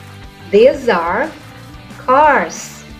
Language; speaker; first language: English; non-native, learner; Indonesian